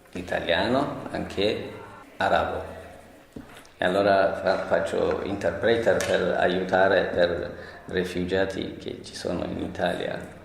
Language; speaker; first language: Italian; non-native, learner; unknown